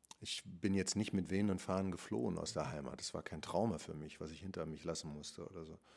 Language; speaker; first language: German; native; German